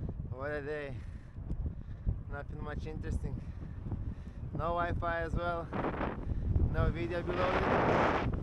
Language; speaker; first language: English; non-native, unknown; Lithuanian